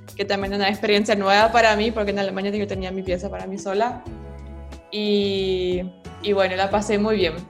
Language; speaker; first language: Spanish; non-native, fluent; German